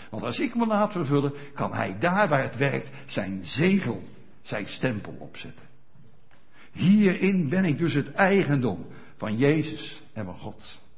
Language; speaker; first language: Dutch; native; Dutch